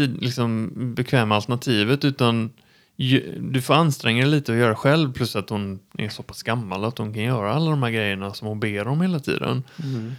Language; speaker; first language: Swedish; native; Swedish